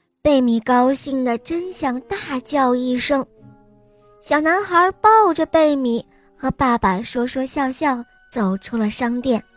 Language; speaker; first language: Chinese; native; Chinese